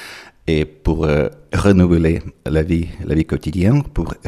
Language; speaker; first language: French; non-native, fluent; Ukrainian